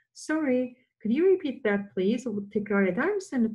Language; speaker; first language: English; non-native, fluent; Turkish